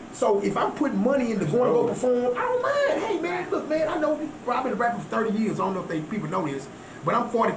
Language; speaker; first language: English; native; English